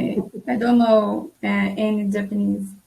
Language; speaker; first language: English; non-native, learner; Portuguese